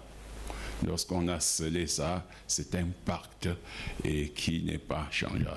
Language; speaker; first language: French; non-native, local second language; Ghomala